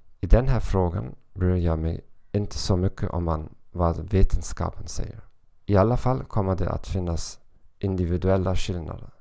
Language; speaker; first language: Swedish; non-native, learner; German